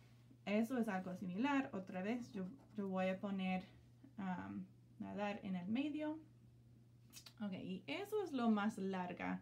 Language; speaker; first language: Spanish; non-native, learner; English